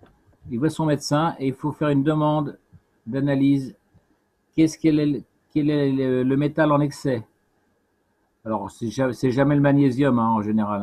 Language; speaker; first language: French; native; French